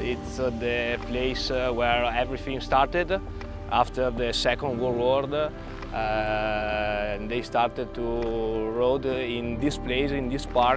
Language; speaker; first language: English; non-native, learner; Italian